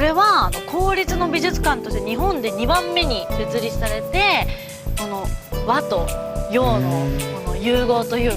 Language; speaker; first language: Japanese; native; Japanese